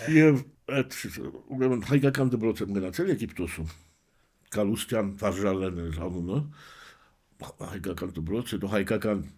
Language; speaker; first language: Armenian; early bilingual, heritage; Armenian